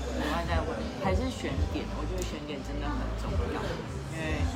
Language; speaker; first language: Chinese; native; Chinese